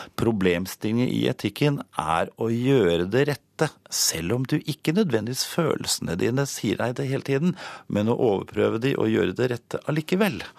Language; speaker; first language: Norwegian; native; Norwegian